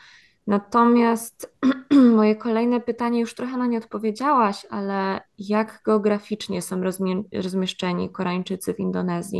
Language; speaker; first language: Polish; native; Polish